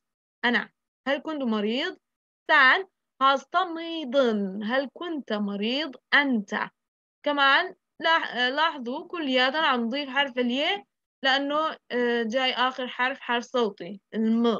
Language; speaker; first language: Arabic; native; Arabic